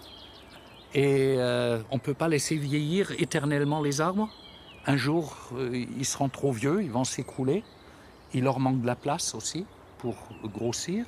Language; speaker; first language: French; native; French